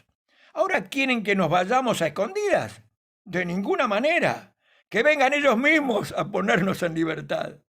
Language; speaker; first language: Spanish; native; Spanish